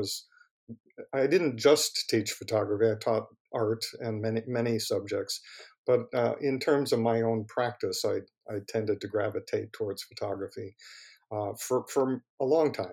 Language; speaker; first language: English; native; English